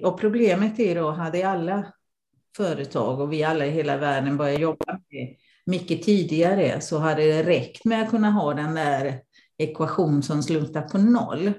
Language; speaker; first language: Swedish; non-native, fluent; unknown